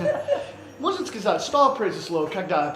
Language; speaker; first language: Russian; non-native, learner; English